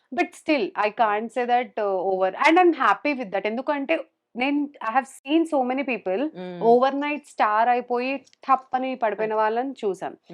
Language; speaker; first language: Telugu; native; Telugu